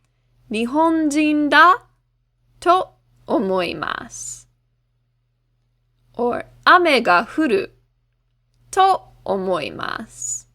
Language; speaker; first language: Japanese; non-native, fluent; English